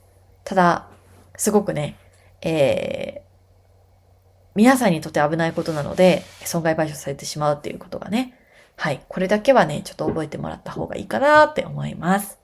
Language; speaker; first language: Japanese; native; Japanese